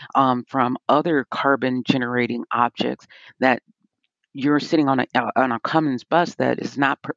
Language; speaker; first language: English; native; English